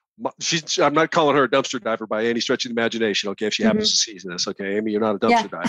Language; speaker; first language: English; native; English